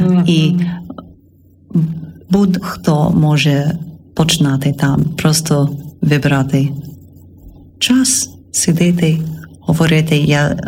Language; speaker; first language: Ukrainian; non-native, learner; English